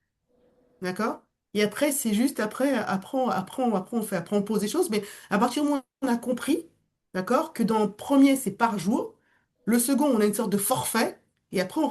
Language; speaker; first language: French; native; French